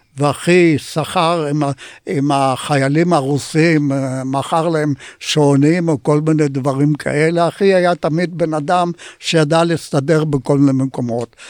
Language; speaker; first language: Hebrew; non-native, fluent; Polish